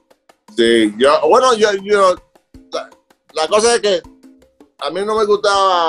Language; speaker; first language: Spanish; early bilingual, other home language; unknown